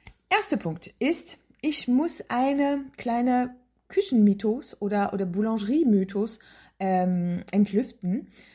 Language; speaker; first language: German; non-native, fluent; French